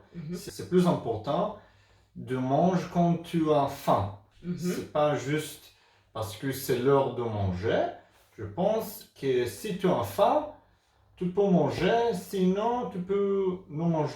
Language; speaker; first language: French; non-native, learner; Hebrew